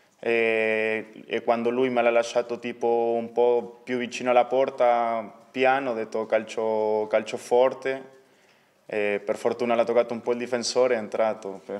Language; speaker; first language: Italian; non-native, fluent; Spanish